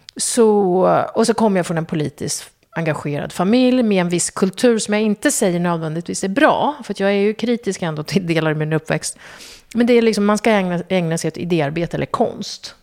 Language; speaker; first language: Swedish; early bilingual, other home language; Kurdish